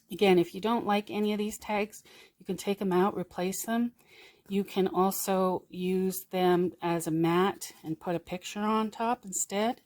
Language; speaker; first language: English; native; English